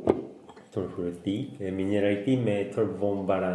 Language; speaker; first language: French; non-native, learner; Japanese